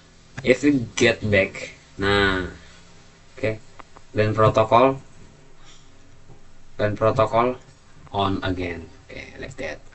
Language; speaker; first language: English; non-native, learner; Indonesian